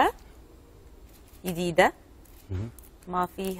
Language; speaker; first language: Arabic; native; Arabic